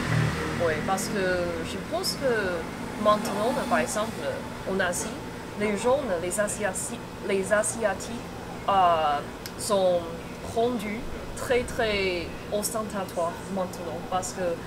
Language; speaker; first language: French; non-native, fluent; Chinese